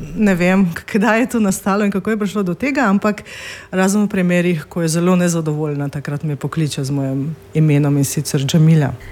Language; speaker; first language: Slovenian; non-native, fluent; Russian